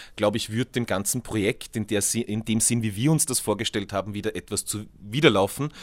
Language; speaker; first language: German; native; German